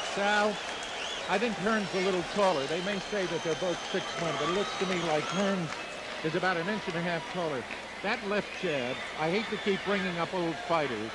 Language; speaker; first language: English; native; English